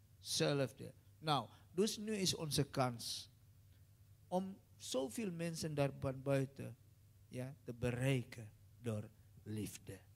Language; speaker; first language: Dutch; non-native, learner; Indonesian